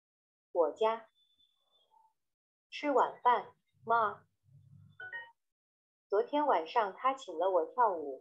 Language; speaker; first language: Chinese; non-native, learner; Vietnamese